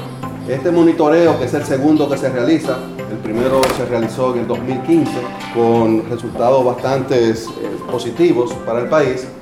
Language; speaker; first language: Spanish; native; Spanish